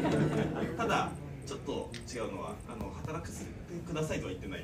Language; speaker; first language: Japanese; native; Japanese